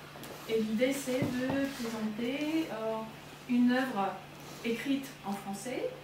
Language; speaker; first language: French; non-native, fluent; Bulgarian